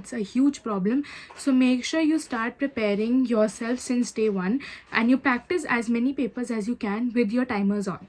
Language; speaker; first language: English; non-native, local second language; Hindi